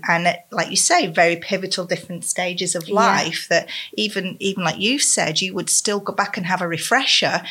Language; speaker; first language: English; native; English